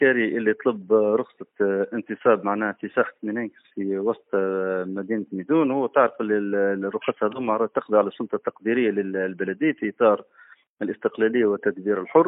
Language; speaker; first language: Arabic; native; Arabic